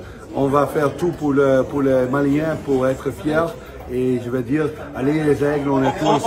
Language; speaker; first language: French; non-native, fluent; Dutch